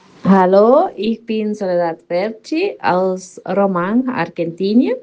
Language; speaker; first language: German; non-native, fluent; Spanish